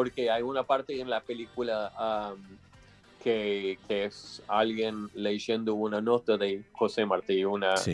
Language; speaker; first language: Spanish; non-native, fluent; English